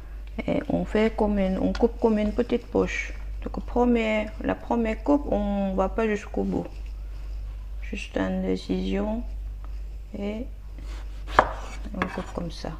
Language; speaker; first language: French; non-native, learner; Korean